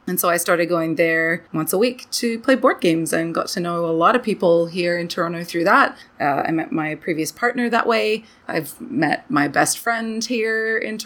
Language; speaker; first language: English; native; English